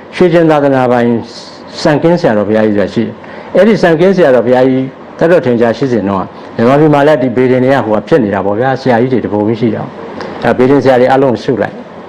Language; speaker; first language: Burmese; native; Burmese